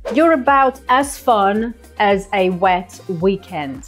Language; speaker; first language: English; non-native, fluent; Russian